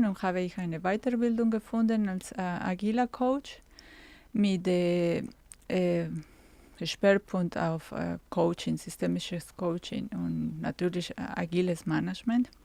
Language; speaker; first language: German; non-native, fluent; Spanish